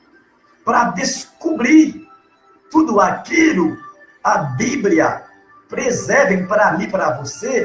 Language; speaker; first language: Portuguese; non-native, learner; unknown